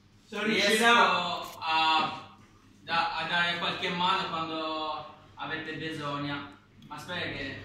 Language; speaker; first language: Italian; non-native, learner; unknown